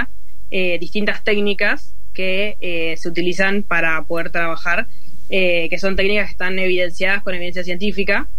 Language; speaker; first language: Spanish; native; Spanish